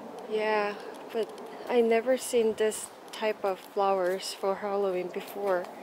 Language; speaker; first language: English; non-native, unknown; Korean